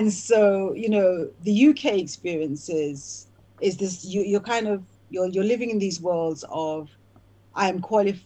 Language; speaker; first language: English; native; English